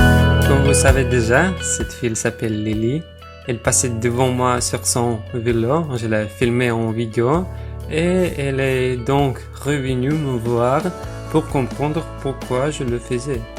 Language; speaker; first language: French; non-native, fluent; Russian